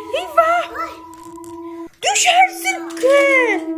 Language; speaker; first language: Turkish; non-native, fluent; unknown